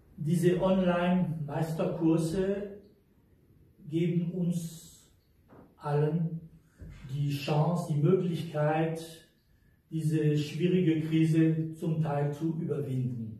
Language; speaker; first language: German; non-native, fluent; French